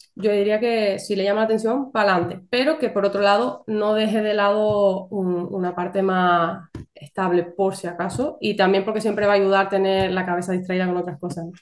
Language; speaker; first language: Spanish; native; Spanish